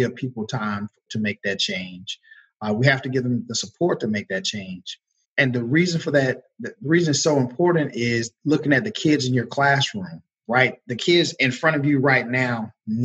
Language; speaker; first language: English; native; English